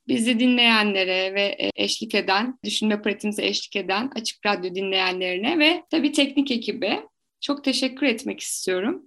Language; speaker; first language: Turkish; native; Turkish